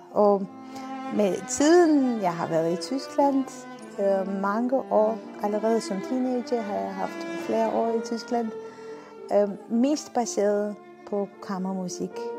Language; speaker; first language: Danish; non-native, fluent; Armenian